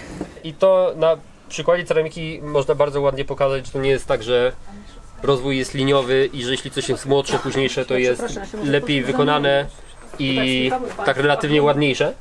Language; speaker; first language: Polish; native; Polish